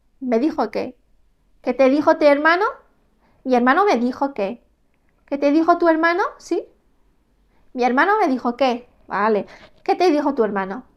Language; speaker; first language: Spanish; non-native, fluent; Arabic